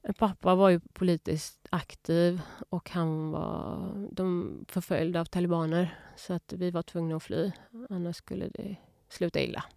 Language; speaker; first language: Swedish; early bilingual, other home language; Persian